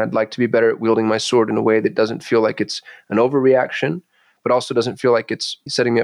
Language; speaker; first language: English; native; English